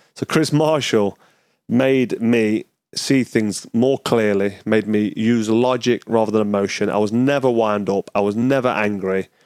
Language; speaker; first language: English; native; English